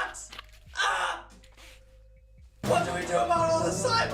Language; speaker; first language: English; native; English